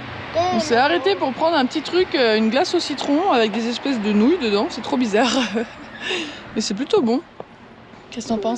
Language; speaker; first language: French; native; French